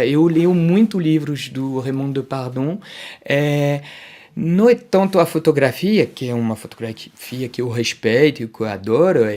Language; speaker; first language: Portuguese; non-native, fluent; French